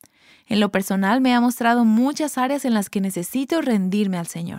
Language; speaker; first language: Spanish; native; Spanish